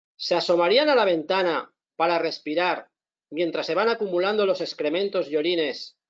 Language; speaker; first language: Spanish; non-native, local second language; Catalan